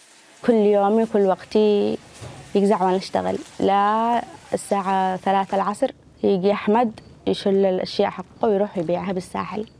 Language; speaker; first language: Arabic; native; Arabic